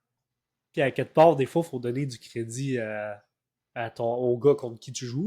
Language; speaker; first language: French; native; French